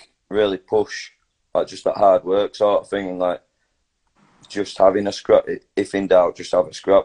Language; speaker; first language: English; native; English